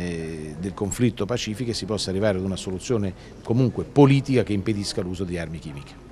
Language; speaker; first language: Italian; native; Italian